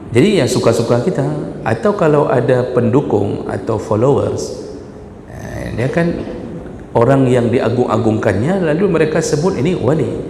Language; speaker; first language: Malay; non-native, local second language; Achinese